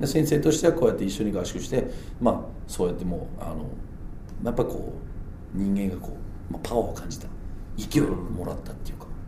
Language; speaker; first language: Japanese; non-native, fluent; Danish